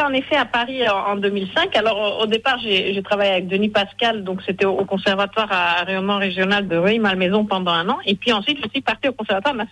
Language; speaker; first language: French; non-native, fluent; Hungarian